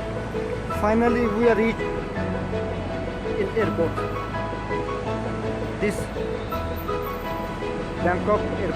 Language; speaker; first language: English; non-native, learner; Urdu